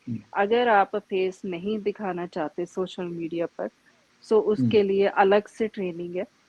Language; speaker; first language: Hindi; non-native, local second language; Punjabi